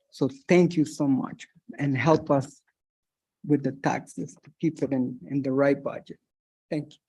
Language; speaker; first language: English; non-native, fluent; Spanish